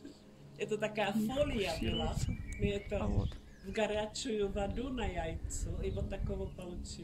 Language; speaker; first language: Russian; early bilingual, heritage; Czech